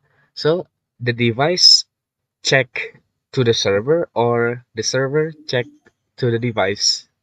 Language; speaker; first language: English; non-native, learner; Indonesian